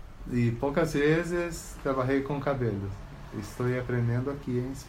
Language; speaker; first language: Spanish; non-native, learner; Portuguese